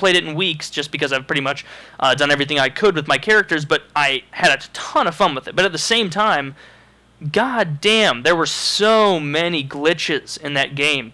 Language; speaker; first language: English; native; English